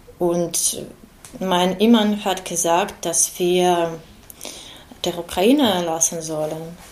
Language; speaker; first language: German; non-native, learner; Ukrainian